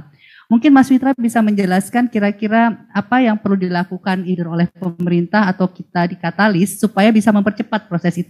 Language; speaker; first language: Indonesian; native; Indonesian